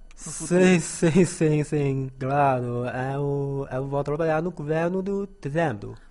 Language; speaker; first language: Portuguese; non-native, learner; Chinese